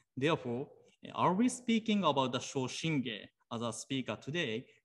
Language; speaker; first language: English; non-native, fluent; Japanese